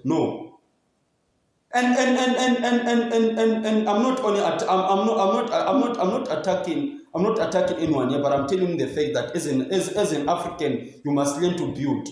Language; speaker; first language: English; non-native, local second language; Zulu